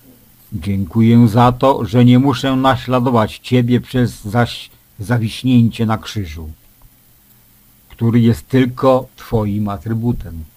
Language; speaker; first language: Polish; native; Polish